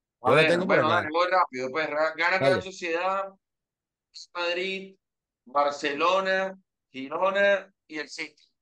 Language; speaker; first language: Spanish; native; Spanish